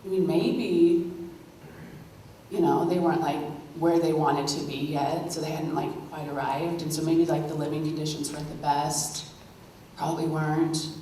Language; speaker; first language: English; native; English